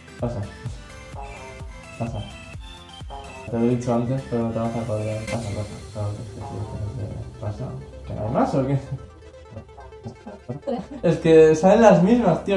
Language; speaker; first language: Spanish; native; Spanish